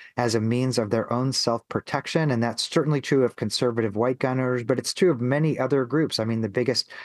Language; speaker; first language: English; native; English